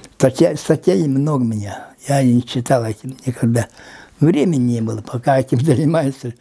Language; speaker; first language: Russian; non-native, local second language; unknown